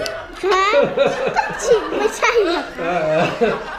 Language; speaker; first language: Thai; native; Thai